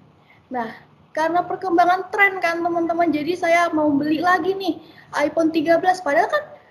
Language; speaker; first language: Indonesian; native; Indonesian